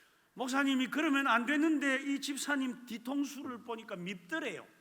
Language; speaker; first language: Korean; native; Korean